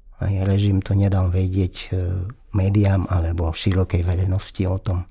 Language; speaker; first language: Slovak; non-native, fluent; Vietnamese